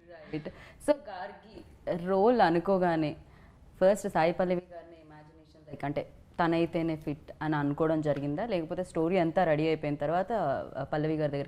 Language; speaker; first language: Telugu; native; Telugu